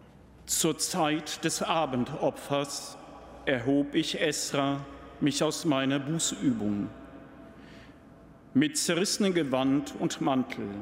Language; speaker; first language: German; native; German